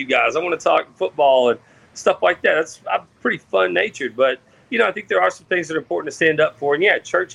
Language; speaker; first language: English; native; English